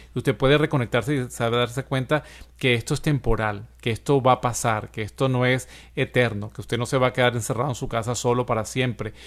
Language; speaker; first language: Spanish; native; Spanish